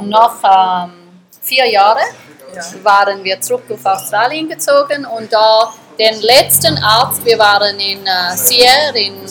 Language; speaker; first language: German; early bilingual, heritage; German